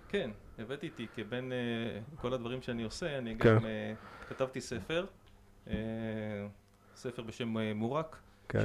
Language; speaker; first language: Hebrew; native; Hebrew